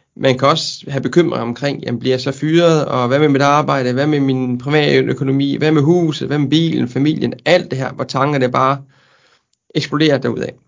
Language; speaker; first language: Danish; native; Danish